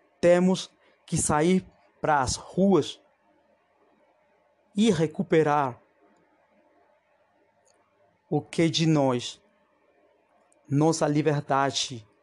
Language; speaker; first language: Portuguese; non-native, fluent; Spanish